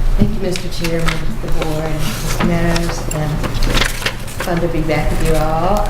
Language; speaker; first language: English; native; English